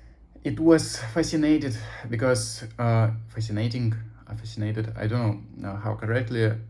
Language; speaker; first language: English; non-native, learner; Russian